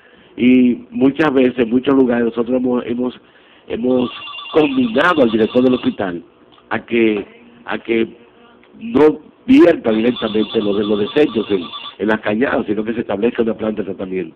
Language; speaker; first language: Spanish; native; Spanish